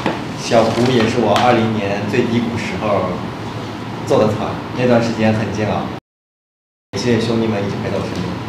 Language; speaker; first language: Chinese; native; Chinese